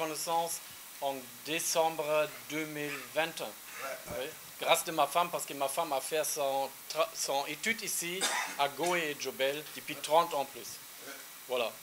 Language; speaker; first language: French; non-native, learner; German